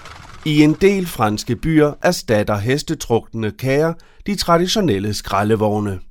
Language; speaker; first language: Danish; native; Danish